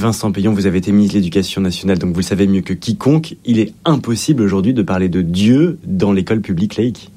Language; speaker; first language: French; native; French